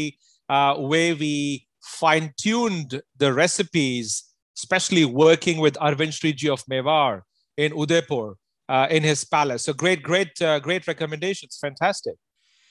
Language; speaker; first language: English; non-native, local second language; Punjabi